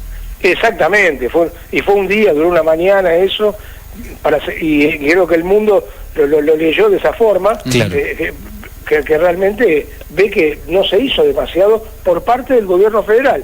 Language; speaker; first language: Spanish; native; Spanish